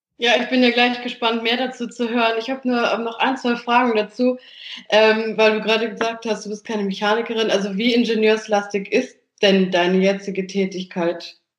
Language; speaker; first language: German; early bilingual, other home language; Italian